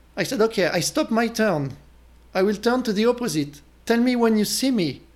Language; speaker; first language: English; non-native, fluent; French